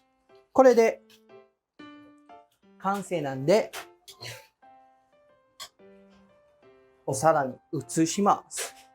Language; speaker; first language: Japanese; non-native, fluent; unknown